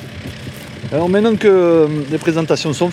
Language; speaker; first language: French; native; French